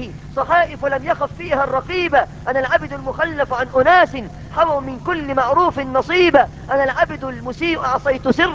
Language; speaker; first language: Arabic; native; Arabic